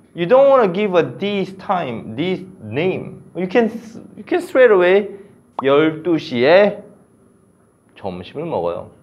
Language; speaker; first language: English; non-native, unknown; Korean